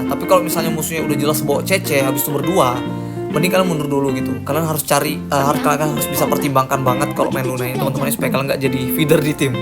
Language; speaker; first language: Indonesian; native; Indonesian